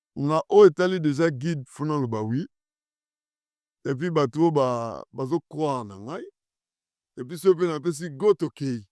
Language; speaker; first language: Lingala; non-native, local second language; Kongo